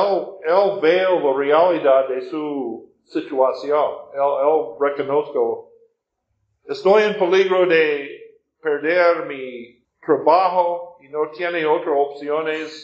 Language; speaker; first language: Spanish; non-native, fluent; English